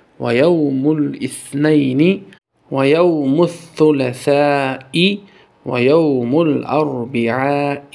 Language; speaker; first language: Arabic; non-native, fluent; Tajik